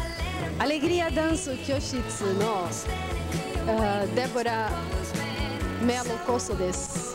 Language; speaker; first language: Japanese; non-native, learner; Portuguese